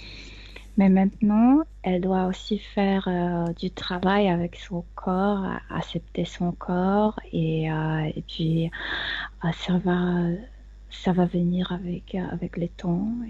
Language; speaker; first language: French; non-native, fluent; Spanish